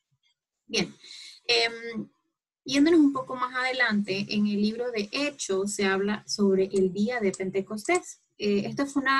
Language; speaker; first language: Spanish; native; Spanish